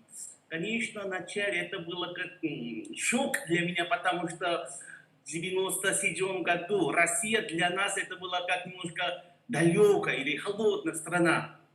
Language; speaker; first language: Russian; non-native, learner; Korean